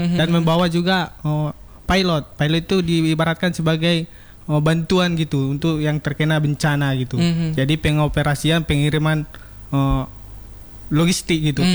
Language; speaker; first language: Indonesian; native; Indonesian